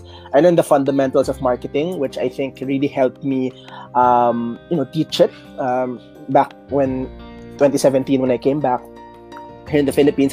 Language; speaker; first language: English; non-native, local second language; Filipino